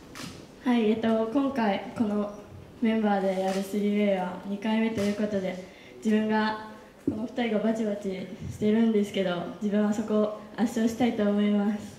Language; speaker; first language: Japanese; native; Japanese